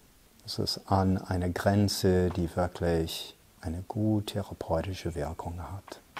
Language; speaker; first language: German; non-native, fluent; English